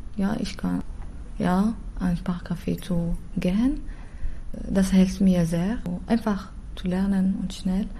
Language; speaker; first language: German; non-native, learner; Arabic